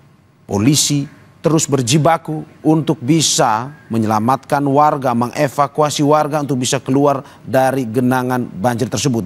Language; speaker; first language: Indonesian; native; Indonesian